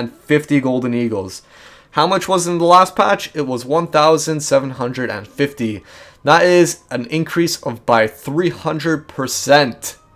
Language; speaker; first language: English; native; English